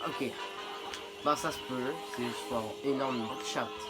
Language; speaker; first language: French; native; French